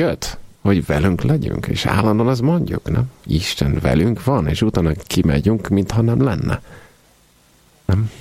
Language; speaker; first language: Hungarian; non-native, fluent; Italian